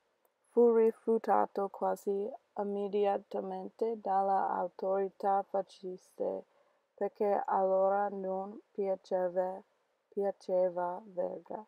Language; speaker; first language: Italian; non-native, learner; English